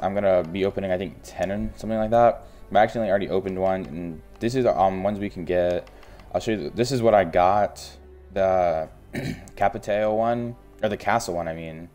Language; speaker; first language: English; native; English